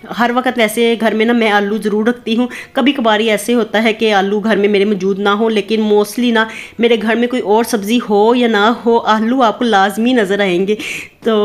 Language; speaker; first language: Urdu; native; Urdu